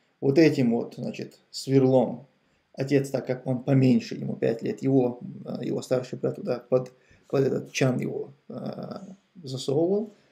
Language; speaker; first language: Russian; non-native, local second language; Chechen